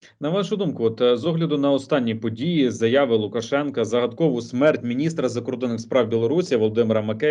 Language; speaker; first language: Ukrainian; native; Ukrainian